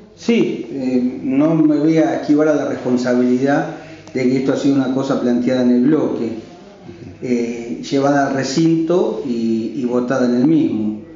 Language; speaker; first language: Spanish; native; Spanish